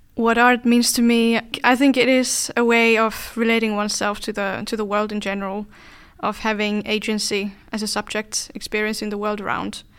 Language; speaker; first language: English; non-native, fluent; Finnish